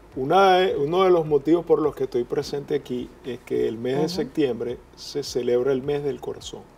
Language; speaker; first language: Spanish; native; Spanish